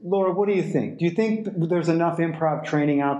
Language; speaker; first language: English; native; English